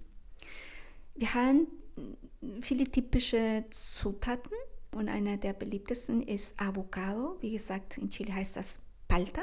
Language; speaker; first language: German; non-native, fluent; Spanish